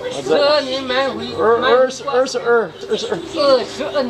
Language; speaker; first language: Chinese; non-native, local second language; Cantonese